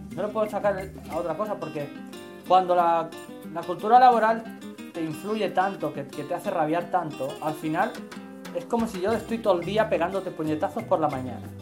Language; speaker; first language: Spanish; native; Spanish